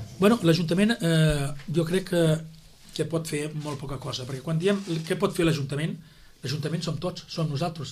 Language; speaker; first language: Catalan; native; Catalan